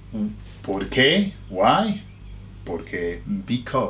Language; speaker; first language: Spanish; non-native, fluent; English